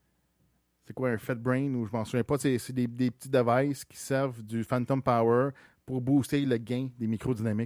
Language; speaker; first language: French; native; French